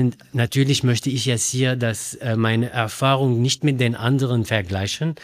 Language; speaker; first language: German; non-native, learner; Arabic